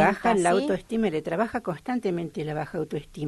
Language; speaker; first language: Spanish; native; Spanish